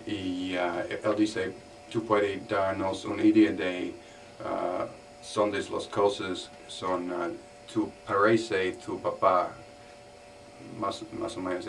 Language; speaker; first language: Spanish; non-native, learner; English